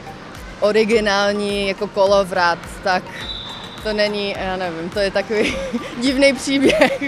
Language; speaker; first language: Czech; non-native, local second language; English